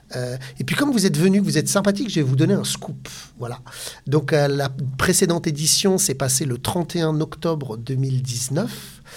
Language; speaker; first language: French; native; French